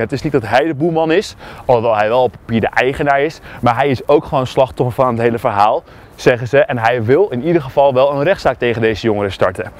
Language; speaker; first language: Dutch; native; Dutch